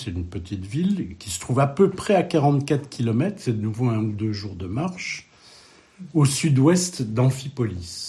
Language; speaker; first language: French; native; French